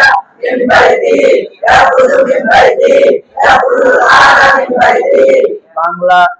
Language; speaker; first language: Arabic; non-native, learner; Bangla